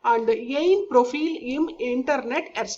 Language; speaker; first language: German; non-native, learner; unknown